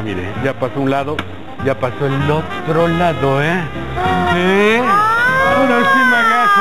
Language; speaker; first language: Spanish; native; Spanish